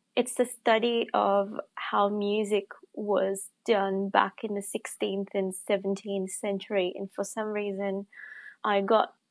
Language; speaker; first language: English; non-native, fluent; Indonesian